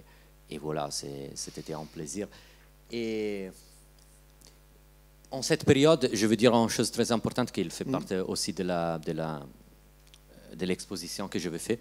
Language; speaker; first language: French; non-native, learner; Italian